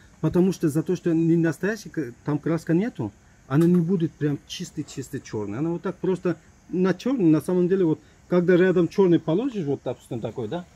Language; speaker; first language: Russian; non-native, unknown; Turkish